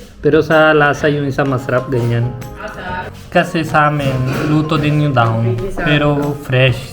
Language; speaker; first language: Filipino; non-native, learner; Punjabi